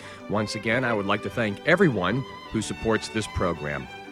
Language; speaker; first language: English; native; English